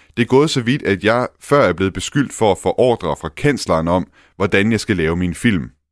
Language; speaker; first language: Danish; native; Danish